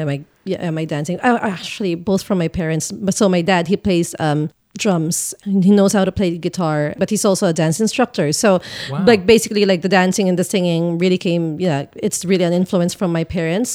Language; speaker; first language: English; non-native, local second language; Filipino